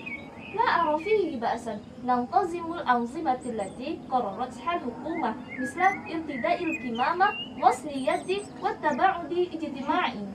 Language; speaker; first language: Arabic; non-native, fluent; Indonesian